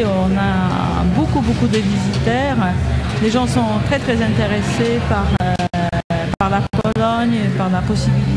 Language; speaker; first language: French; non-native, fluent; Polish